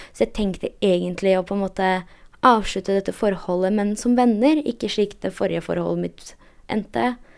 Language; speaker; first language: Norwegian; early bilingual, other home language; Polish